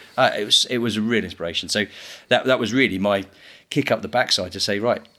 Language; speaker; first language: English; native; English